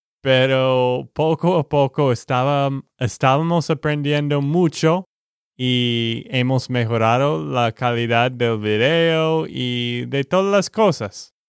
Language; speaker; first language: Spanish; non-native, learner; English